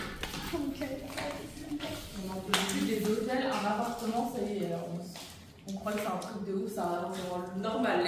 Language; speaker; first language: French; native; French